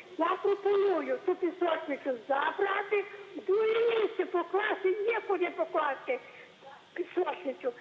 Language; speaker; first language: Ukrainian; native; Ukrainian